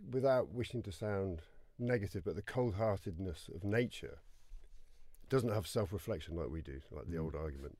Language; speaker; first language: English; native; English